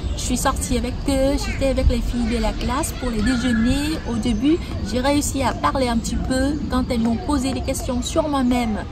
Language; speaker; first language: French; non-native, fluent; Vietnamese